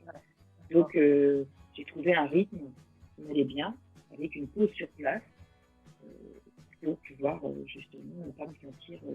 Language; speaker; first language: French; native; French